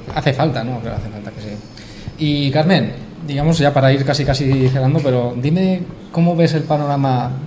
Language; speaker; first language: Spanish; native; Spanish